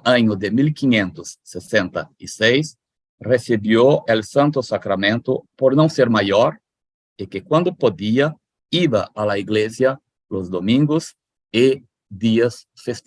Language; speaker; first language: Spanish; non-native, fluent; Portuguese